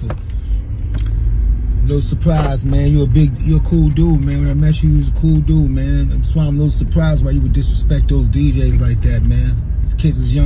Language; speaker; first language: English; native; English